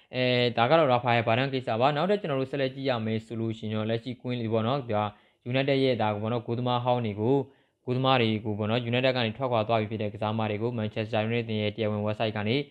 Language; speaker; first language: Burmese; native; Burmese